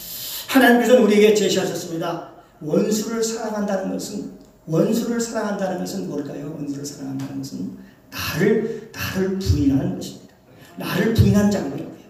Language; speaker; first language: Korean; native; Korean